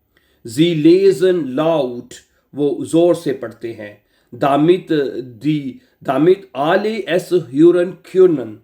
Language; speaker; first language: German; non-native, fluent; Urdu